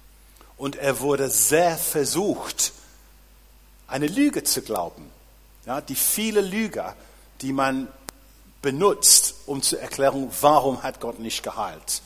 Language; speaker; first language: German; non-native, fluent; English